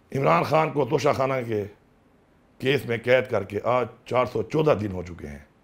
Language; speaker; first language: Urdu; non-native, local second language; Pashto